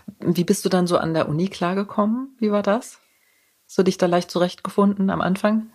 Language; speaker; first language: German; native; German